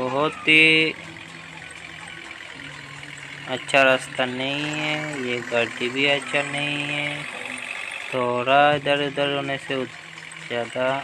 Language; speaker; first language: Hindi; non-native, local second language; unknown